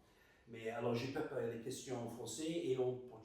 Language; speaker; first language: French; non-native, learner; English